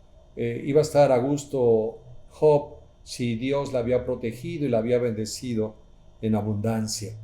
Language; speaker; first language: Spanish; native; Spanish